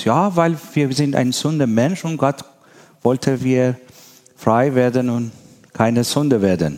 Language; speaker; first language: German; non-native, learner; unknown